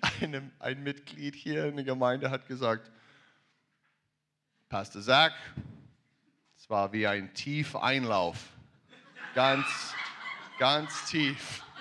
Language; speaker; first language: German; non-native, learner; English